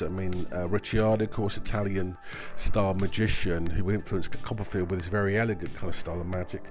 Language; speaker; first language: English; native; English